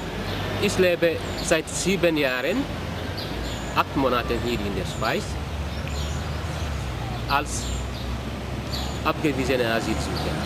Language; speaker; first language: German; non-native, fluent; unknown